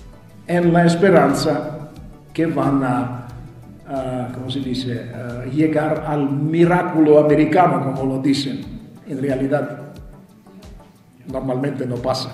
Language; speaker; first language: Spanish; non-native, fluent; Russian